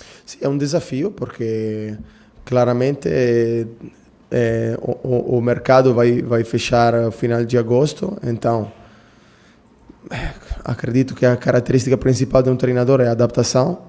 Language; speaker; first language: Portuguese; non-native, fluent; Italian